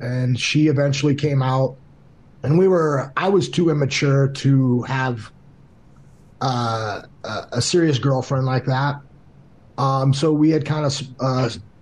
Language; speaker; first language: English; native; English